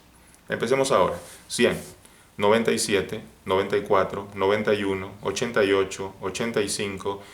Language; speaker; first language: Spanish; native; Spanish